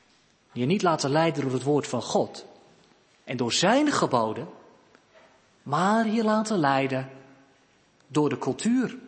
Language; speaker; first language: Dutch; native; Dutch